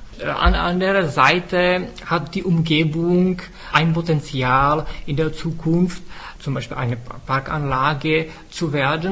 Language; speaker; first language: German; non-native, fluent; Czech